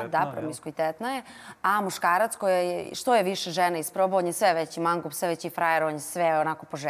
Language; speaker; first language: Serbian; native; Serbian